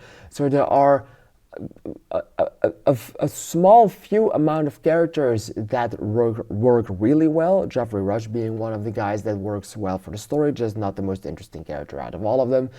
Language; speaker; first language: English; non-native, fluent; Dutch